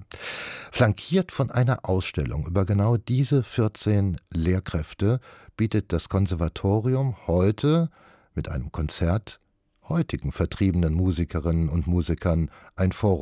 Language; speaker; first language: German; native; German